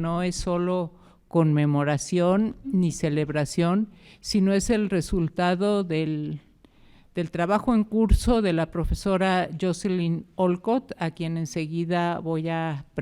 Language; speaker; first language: Spanish; native; Spanish